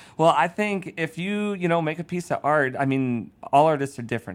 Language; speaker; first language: English; native; English